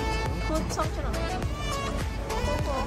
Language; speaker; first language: Korean; non-native, learner; Filipino